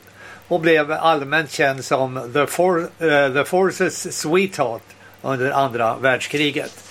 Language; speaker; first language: Swedish; native; Swedish